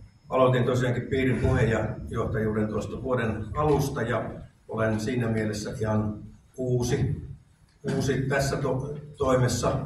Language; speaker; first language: Finnish; native; Finnish